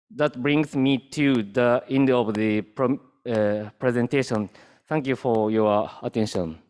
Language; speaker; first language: English; non-native, learner; Japanese